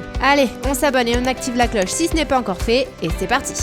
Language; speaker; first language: French; native; French